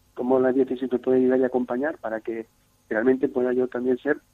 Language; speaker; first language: Spanish; native; Spanish